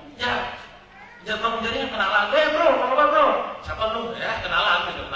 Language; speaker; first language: Indonesian; native; Indonesian